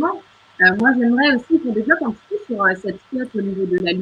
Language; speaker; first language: French; native; French